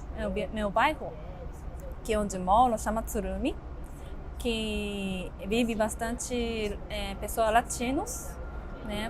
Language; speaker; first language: Portuguese; non-native, learner; Japanese